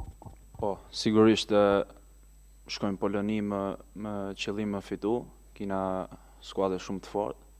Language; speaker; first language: Albanian; early bilingual, heritage; Albanian